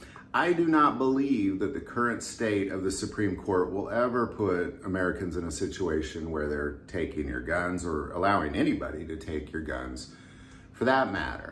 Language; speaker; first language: English; native; English